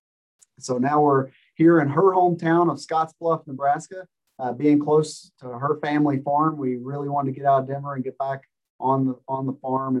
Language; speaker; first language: English; native; English